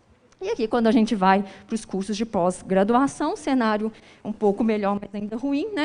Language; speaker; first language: Portuguese; native; Portuguese